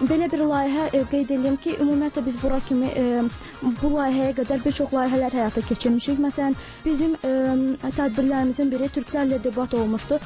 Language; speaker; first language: Azerbaijani; native; Azerbaijani